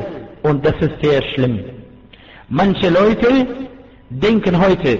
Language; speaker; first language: German; non-native, fluent; Arabic